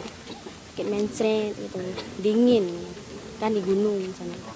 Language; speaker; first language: Indonesian; non-native, local second language; Achinese